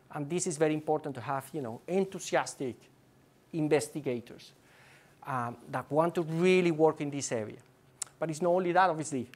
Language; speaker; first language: English; non-native, fluent; Spanish